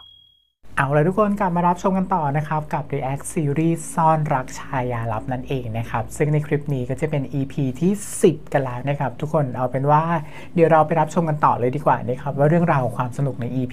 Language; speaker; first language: Thai; native; Thai